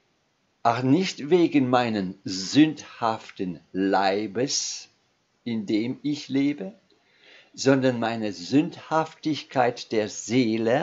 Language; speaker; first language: German; non-native, fluent; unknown